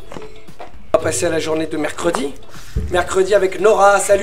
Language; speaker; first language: French; native; French